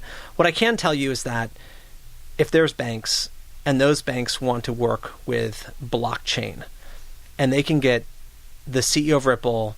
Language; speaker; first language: English; native; English